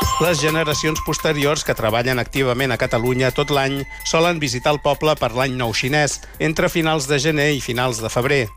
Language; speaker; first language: Catalan; native; Catalan